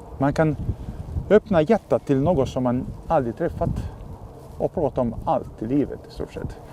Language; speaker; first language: Swedish; non-native, fluent; Czech